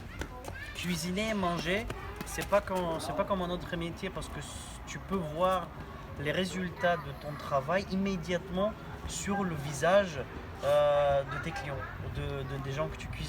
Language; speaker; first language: French; non-native, fluent; Bulgarian